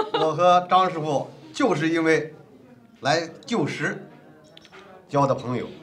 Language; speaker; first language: Chinese; native; Chinese